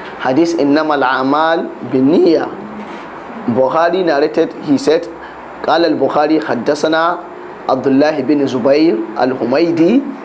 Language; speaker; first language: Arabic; non-native, fluent; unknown